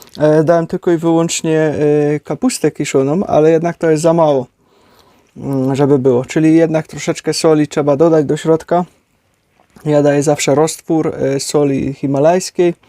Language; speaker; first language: Polish; native; Polish